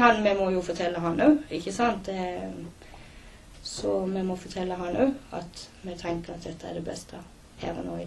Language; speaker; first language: Norwegian; native; Norwegian